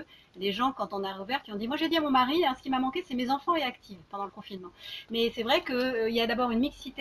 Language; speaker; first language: French; native; French